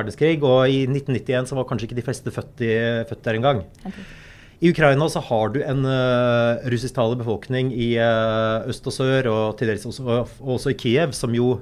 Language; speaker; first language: Norwegian; native; Norwegian